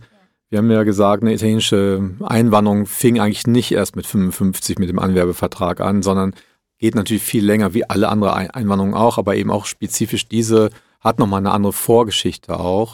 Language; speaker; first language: German; early bilingual, other home language; Italian